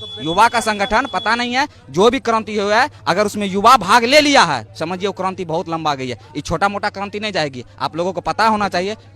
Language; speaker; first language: Hindi; native; Hindi